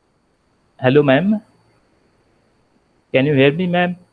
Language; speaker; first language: English; non-native, local second language; Bangla